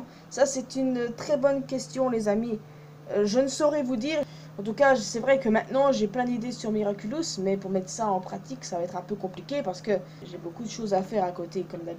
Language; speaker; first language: French; native; French